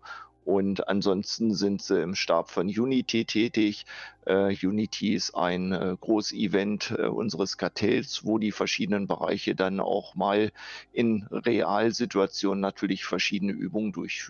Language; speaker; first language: German; native; German